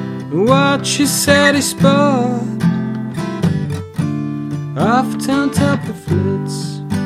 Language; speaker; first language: English; native; English